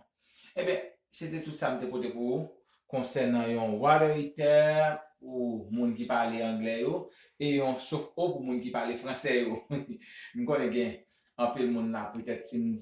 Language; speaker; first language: French; non-native, local second language; Haitian Creole